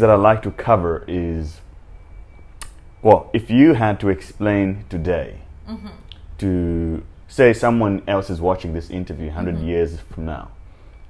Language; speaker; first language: English; non-native, local second language; Nyanja